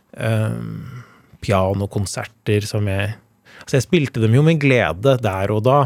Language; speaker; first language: Norwegian; native; Norwegian